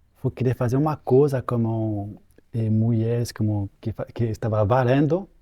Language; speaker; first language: Portuguese; non-native, fluent; French